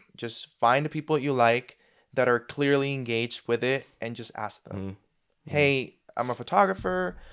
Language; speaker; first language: English; non-native, fluent; Spanish